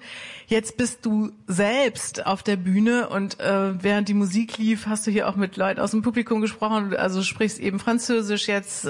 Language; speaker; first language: German; native; German